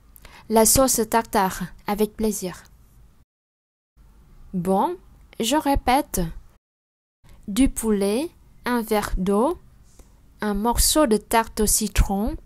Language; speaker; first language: French; non-native, fluent; Vietnamese